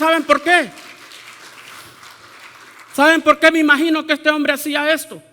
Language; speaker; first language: Spanish; native; Spanish